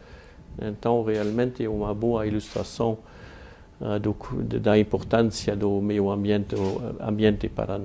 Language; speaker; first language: Portuguese; non-native, fluent; French